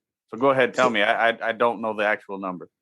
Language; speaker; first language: English; native; English